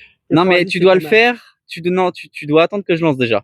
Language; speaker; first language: French; native; French